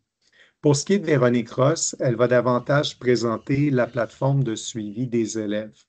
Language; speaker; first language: French; native; French